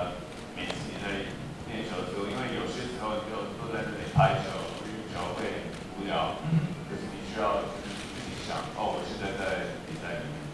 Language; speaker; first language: Chinese; early bilingual, heritage; English